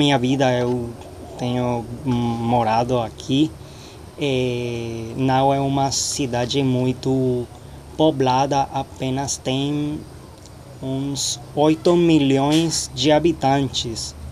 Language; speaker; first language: Portuguese; non-native, learner; Spanish